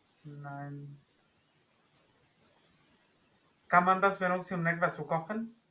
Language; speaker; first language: German; non-native, learner; Spanish